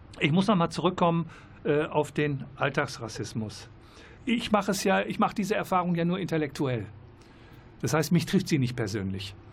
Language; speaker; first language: German; native; German